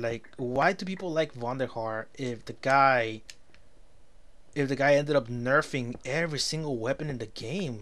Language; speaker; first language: English; native; English